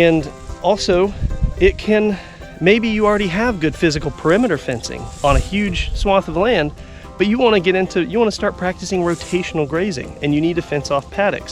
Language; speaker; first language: English; native; English